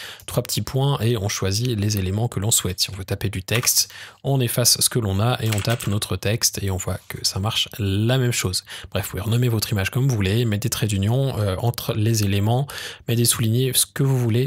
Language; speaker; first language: French; native; French